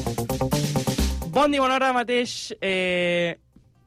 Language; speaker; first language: Catalan; native; Catalan